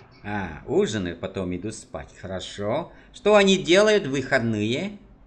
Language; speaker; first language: Russian; non-native, fluent; Vietnamese